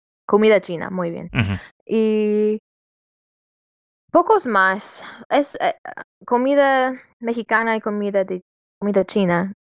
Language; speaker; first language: Spanish; non-native, fluent; English